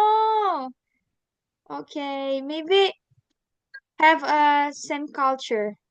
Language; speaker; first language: English; non-native, learner; Indonesian